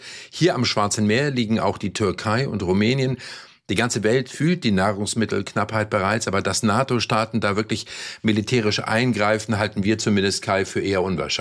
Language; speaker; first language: German; native; German